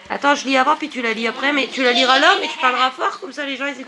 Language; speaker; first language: French; native; French